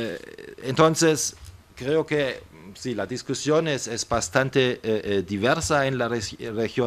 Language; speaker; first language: Spanish; non-native, fluent; German